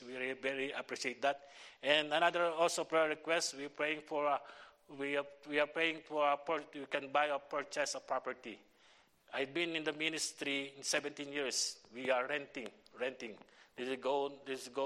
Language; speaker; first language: English; non-native, local second language; Filipino